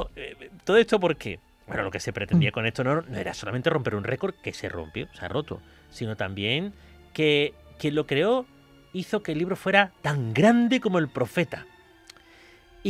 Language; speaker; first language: Spanish; native; Spanish